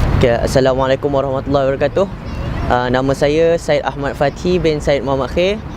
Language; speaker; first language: Malay; native; Malay